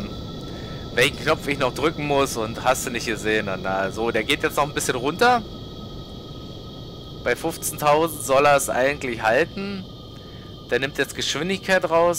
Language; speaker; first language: German; native; German